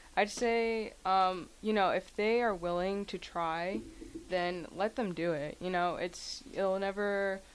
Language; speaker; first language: English; early bilingual, other home language; Spanish